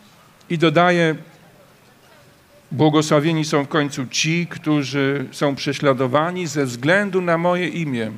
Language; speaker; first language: Polish; native; Polish